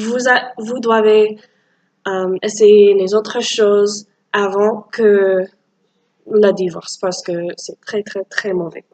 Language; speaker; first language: French; non-native, learner; English